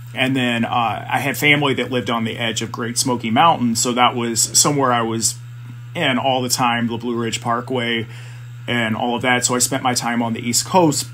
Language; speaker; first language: English; native; English